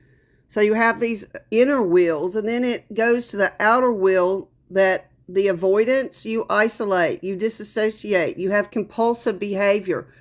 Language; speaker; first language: English; native; English